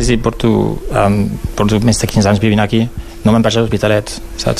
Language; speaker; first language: Catalan; non-native, local second language; Spanish